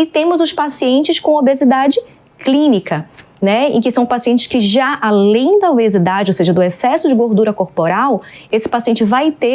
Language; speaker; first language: Portuguese; native; Portuguese